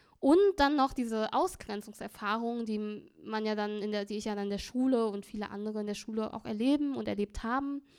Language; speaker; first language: German; early bilingual, other home language; Vietnamese